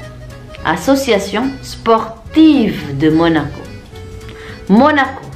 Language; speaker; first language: French; non-native, learner; Indonesian